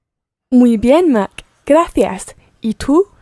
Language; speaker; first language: Spanish; non-native, learner; English